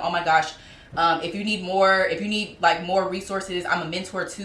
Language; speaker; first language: English; native; English